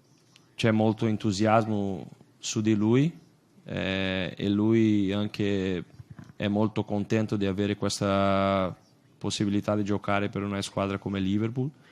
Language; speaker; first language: Italian; non-native, fluent; Portuguese